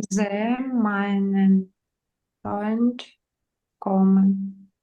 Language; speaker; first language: German; non-native, learner; Ukrainian